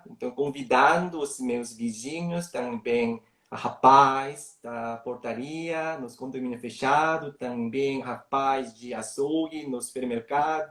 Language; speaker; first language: Portuguese; non-native, learner; Korean